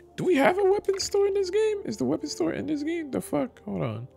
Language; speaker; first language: English; native; English